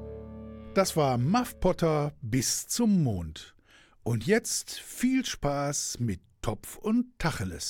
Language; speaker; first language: German; native; German